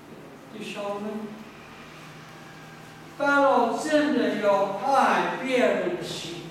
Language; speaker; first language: Chinese; non-native, learner; English